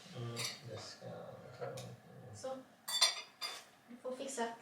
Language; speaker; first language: Swedish; non-native, learner; Thai